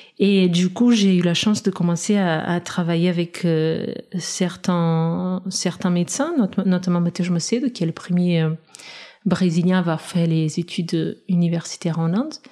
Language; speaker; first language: French; non-native, fluent; Portuguese